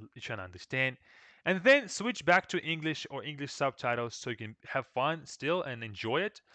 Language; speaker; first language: English; non-native, fluent; Russian